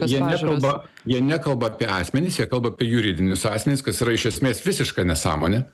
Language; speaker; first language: Lithuanian; native; Lithuanian